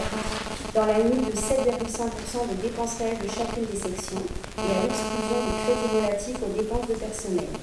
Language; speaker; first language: French; native; French